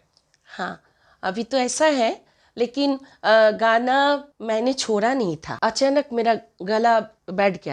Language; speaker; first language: Hindi; non-native, local second language; Bangla